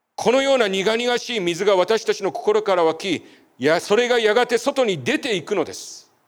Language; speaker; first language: Japanese; native; Japanese